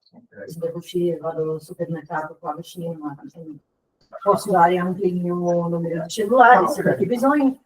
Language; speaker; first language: Italian; non-native, fluent; Portuguese